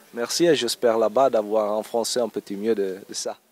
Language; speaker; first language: French; non-native, learner; Italian